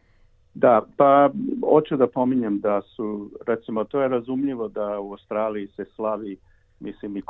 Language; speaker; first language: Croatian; early bilingual, heritage; Croatian